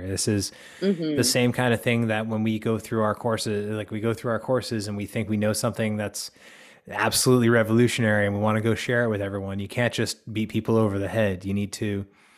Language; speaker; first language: English; native; English